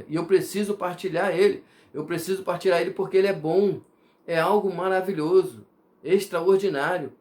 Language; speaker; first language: Portuguese; native; Portuguese